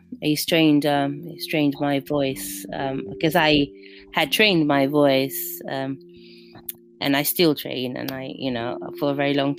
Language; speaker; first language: English; non-native, fluent; Italian